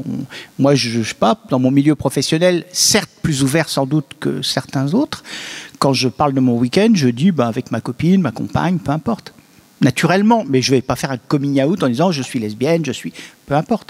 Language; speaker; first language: French; native; French